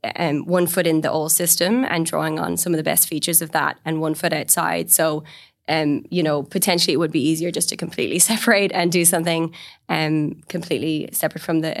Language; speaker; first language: English; native; English